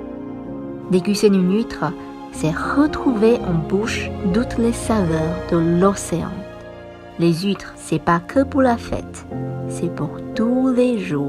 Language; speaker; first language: French; non-native, fluent; Chinese